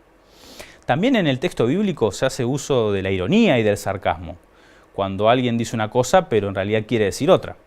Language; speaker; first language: Spanish; native; Spanish